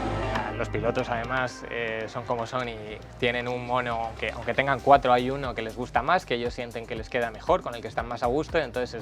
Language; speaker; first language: Spanish; non-native, fluent; Italian